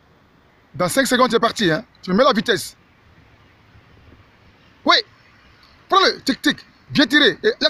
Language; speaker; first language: French; native; French